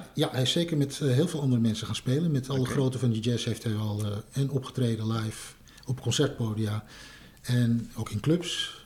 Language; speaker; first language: Dutch; native; Dutch